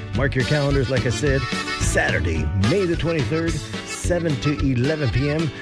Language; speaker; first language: English; early bilingual, other home language; Spanish